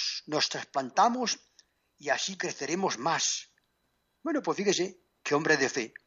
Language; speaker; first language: Spanish; native; Spanish